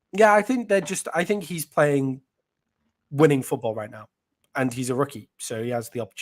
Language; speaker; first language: English; native; English